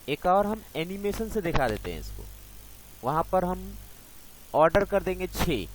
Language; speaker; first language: Hindi; non-native, local second language; Bangla